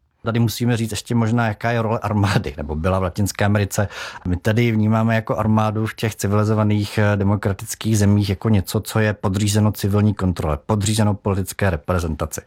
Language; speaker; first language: Czech; native; Czech